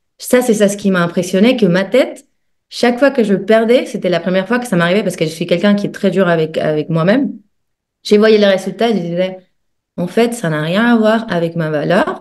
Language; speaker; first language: French; non-native, fluent; Spanish